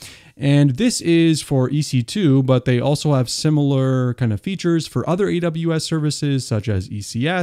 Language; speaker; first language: English; native; English